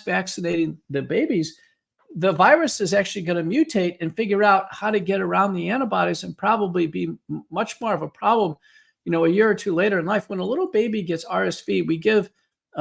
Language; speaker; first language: English; native; English